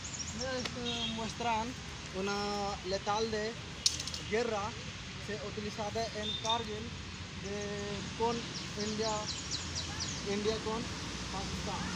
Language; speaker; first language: Spanish; non-native, learner; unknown